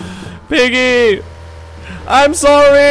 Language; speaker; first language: English; non-native, fluent; German